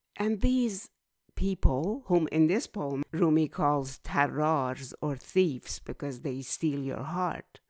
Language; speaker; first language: English; non-native, fluent; Persian